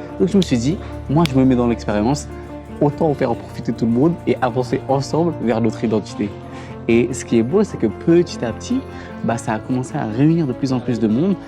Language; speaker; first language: French; native; French